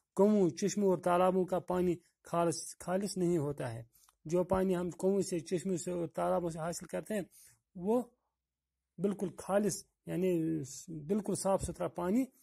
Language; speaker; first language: Urdu; non-native, local second language; Kashmiri